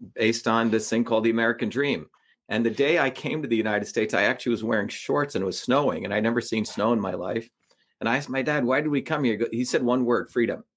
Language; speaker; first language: English; early bilingual, other home language; Tamil